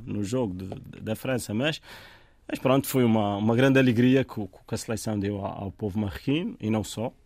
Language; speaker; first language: Portuguese; non-native, fluent; Arabic